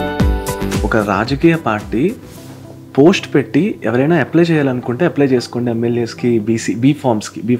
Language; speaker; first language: Telugu; native; Telugu